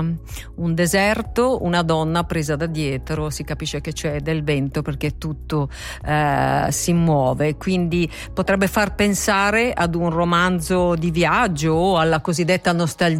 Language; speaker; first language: Italian; native; Italian